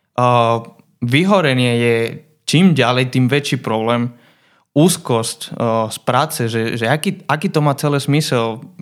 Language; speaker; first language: Slovak; non-native, fluent; Spanish